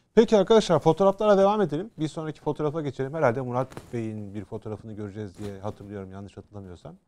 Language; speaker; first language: Turkish; native; Turkish